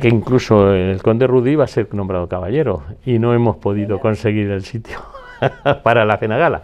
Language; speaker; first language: Spanish; native; Spanish